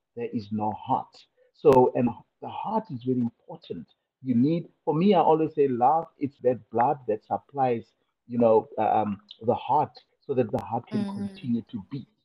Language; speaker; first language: English; non-native, local second language; Tswana